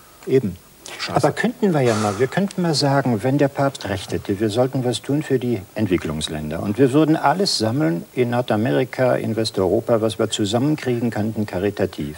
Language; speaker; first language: German; native; German